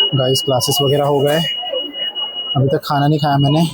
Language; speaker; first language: Hindi; non-native, local second language; Marathi